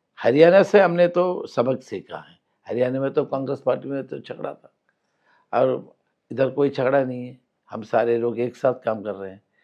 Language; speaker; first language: Hindi; non-native, local second language; Malayalam